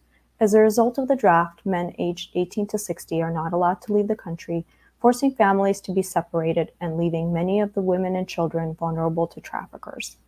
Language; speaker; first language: English; early bilingual, other home language; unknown